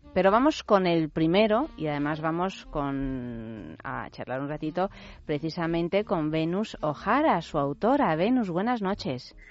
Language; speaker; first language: Spanish; native; Spanish